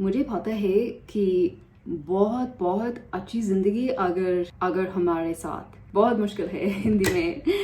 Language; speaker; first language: Hindi; non-native, learner; English